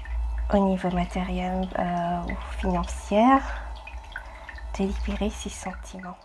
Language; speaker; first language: French; non-native, fluent; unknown